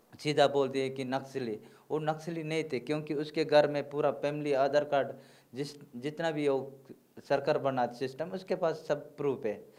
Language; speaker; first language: Hindi; non-native, local second language; Gondi